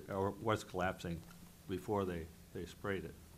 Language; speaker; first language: English; native; English